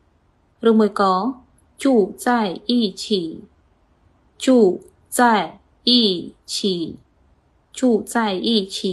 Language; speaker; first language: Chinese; non-native, fluent; Khmer